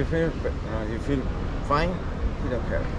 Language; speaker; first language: English; non-native, learner; Spanish